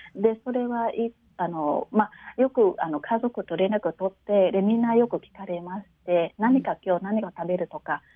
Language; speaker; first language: Japanese; non-native, fluent; Vietnamese